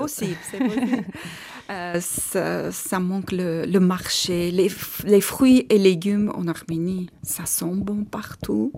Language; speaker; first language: French; non-native, fluent; Armenian